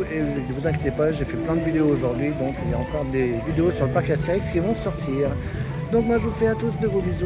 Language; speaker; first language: French; native; French